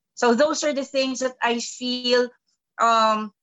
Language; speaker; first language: English; non-native, local second language; Filipino